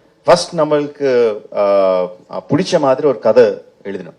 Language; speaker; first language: Tamil; non-native, fluent; Telugu